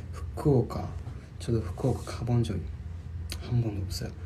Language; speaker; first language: Korean; non-native, learner; Japanese